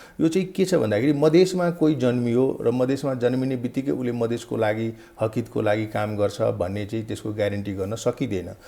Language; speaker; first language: Nepali; non-native, local second language; Maithili